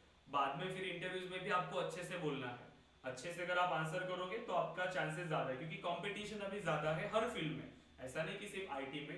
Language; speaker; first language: Hindi; native; Hindi